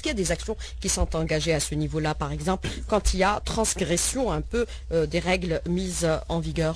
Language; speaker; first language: French; non-native, local second language; Arabic